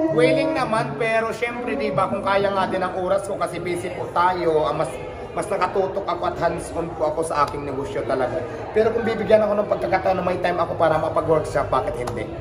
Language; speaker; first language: Filipino; non-native, local second language; Waray